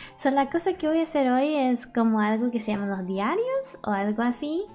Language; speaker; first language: Spanish; early bilingual, other home language; English